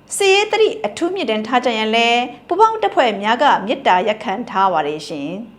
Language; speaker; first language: Burmese; native; Burmese